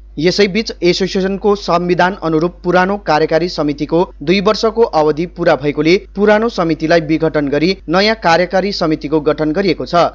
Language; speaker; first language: Nepali; native; Nepali